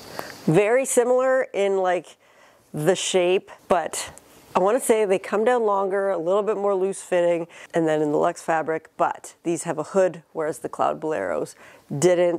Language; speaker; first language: English; native; English